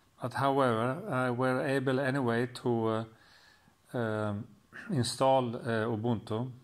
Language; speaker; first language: English; non-native, fluent; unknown